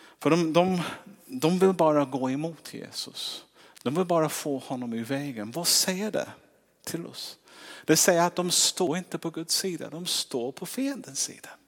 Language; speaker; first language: Swedish; non-native, fluent; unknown